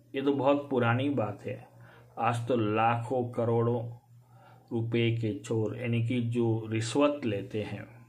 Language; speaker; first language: Hindi; native; Hindi